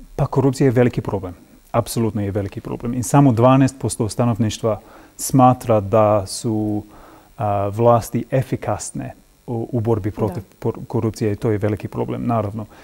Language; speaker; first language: Croatian; non-native, fluent; English